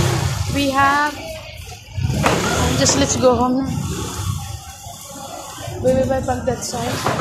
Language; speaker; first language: English; non-native, local second language; Cebuano